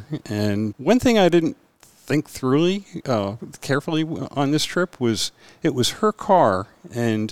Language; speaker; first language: English; native; English